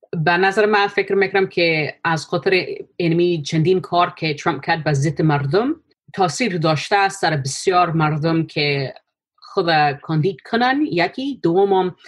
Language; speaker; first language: Persian; early bilingual, heritage; Persian